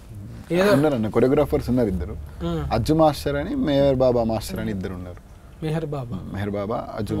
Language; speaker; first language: Telugu; native; Telugu